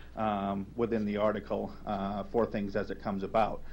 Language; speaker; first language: English; native; English